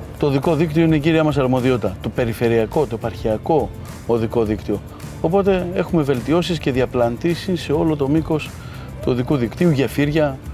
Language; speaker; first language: Greek; native; Greek